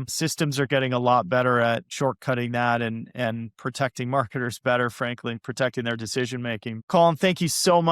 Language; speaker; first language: English; native; English